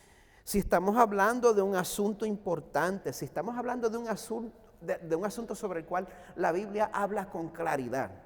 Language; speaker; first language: Spanish; native; Spanish